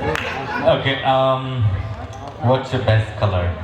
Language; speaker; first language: English; non-native, local second language; Kok Borok